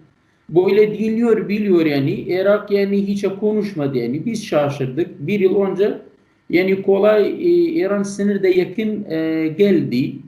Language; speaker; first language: Turkish; non-native, learner; Kurdish